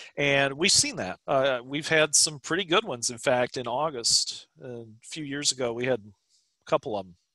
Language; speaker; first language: English; native; English